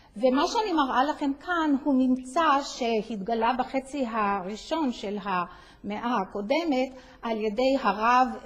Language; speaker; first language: Hebrew; native; Hebrew